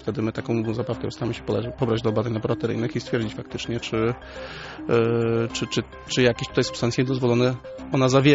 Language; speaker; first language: Polish; native; Polish